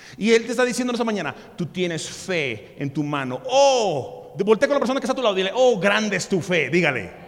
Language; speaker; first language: Spanish; early bilingual, other home language; English